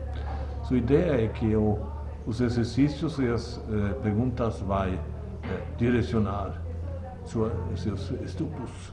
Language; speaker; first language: Portuguese; non-native, learner; Swedish